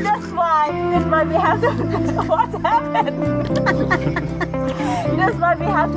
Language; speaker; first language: English; non-native, learner; Thai